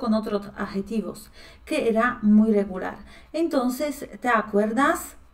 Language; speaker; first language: Spanish; non-native, fluent; Polish